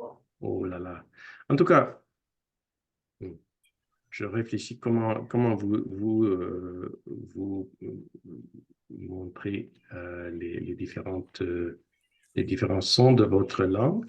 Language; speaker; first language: French; non-native, fluent; English